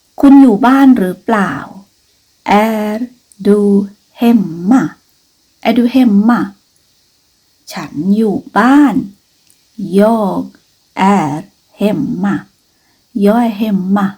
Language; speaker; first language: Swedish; non-native, fluent; Thai